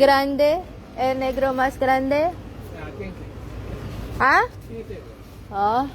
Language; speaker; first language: Spanish; non-native, learner; Filipino